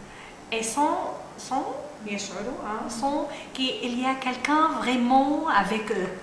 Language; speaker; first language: French; non-native, learner; Arabic